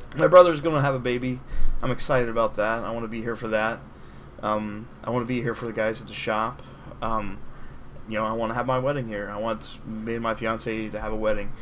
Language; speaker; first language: English; native; English